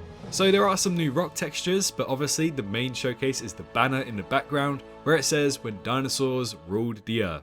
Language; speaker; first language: English; native; English